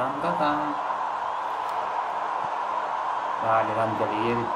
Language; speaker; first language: Spanish; native; Spanish